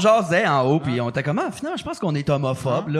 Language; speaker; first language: French; native; French